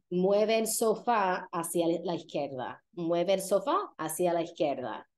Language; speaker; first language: Spanish; non-native, fluent; English